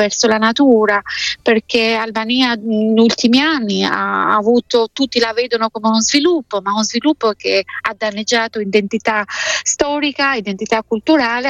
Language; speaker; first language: Italian; non-native, fluent; Albanian